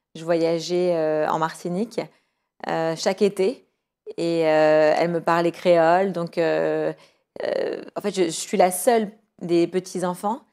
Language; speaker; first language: French; native; French